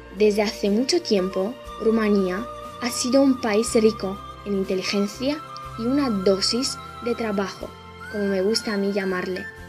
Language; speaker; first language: Spanish; non-native, fluent; Romanian